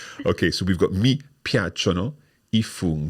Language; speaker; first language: Italian; non-native, learner; English